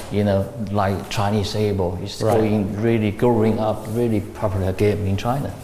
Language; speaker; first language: English; non-native, learner; Chinese